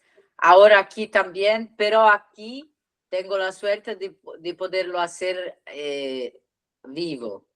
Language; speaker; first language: Spanish; non-native, learner; Italian